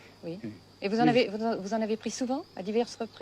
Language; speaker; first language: French; native; French